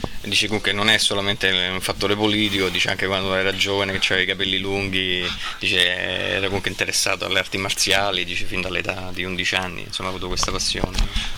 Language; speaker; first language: Italian; native; Italian